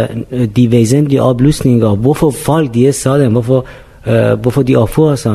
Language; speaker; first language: Danish; non-native, fluent; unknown